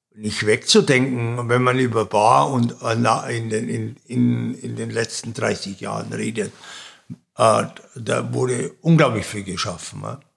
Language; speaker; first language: German; native; German